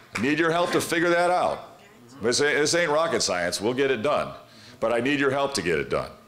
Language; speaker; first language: English; native; English